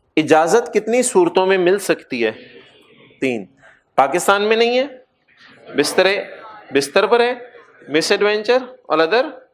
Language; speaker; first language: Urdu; native; Urdu